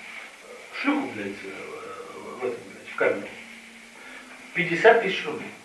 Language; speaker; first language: Russian; native; Russian